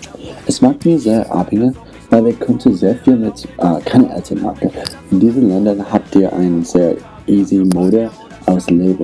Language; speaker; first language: German; non-native, learner; English